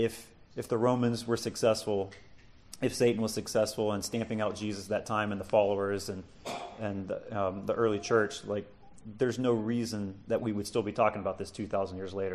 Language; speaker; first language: English; native; English